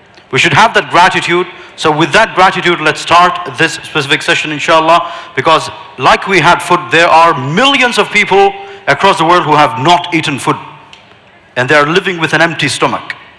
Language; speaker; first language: English; non-native, local second language; Malayalam